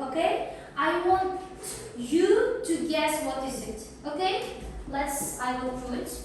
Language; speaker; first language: English; non-native, fluent; Uzbek